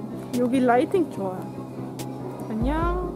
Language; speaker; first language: Korean; non-native, learner; Dutch